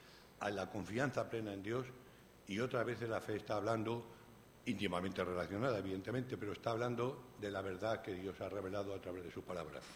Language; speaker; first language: Spanish; native; Spanish